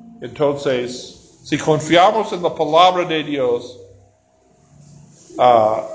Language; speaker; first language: Spanish; non-native, learner; English